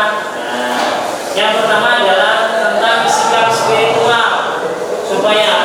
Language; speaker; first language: Indonesian; native; Indonesian